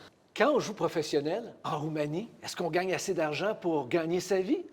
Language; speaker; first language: French; native; French